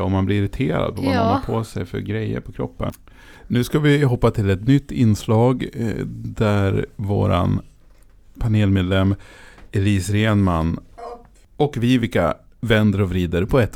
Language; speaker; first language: Swedish; native; Swedish